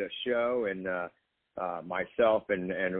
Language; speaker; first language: English; native; English